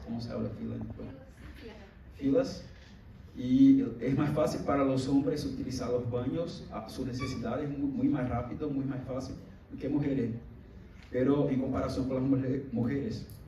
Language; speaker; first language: Spanish; non-native, fluent; Portuguese